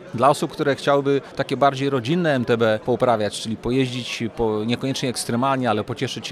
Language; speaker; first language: Polish; native; Polish